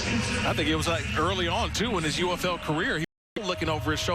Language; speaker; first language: English; native; English